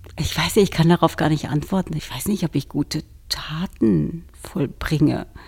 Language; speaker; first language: German; early bilingual, other home language; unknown